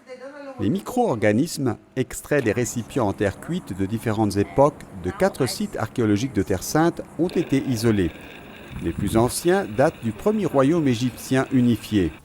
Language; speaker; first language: French; native; French